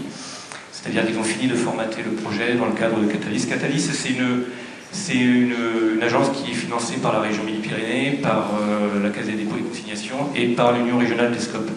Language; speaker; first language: French; native; French